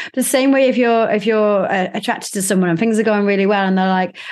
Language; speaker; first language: English; native; English